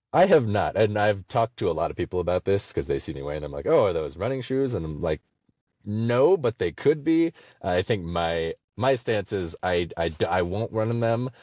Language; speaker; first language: English; native; English